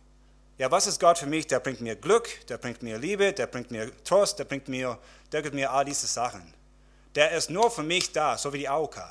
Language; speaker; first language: German; non-native, fluent; English